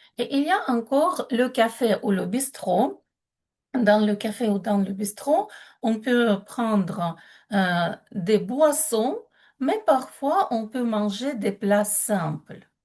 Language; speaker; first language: French; non-native, fluent; Ukrainian